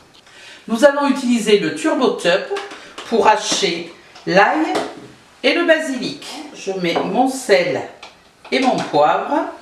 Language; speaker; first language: French; native; French